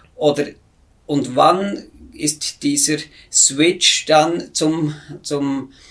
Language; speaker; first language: German; native; German